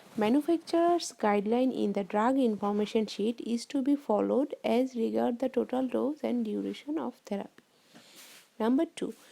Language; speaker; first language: English; non-native, local second language; Bangla